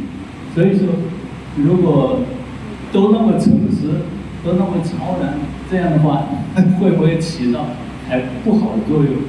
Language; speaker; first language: Chinese; native; Chinese